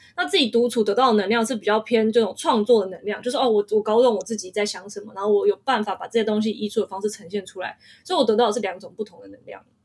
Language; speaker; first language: Chinese; early bilingual, heritage; Chinese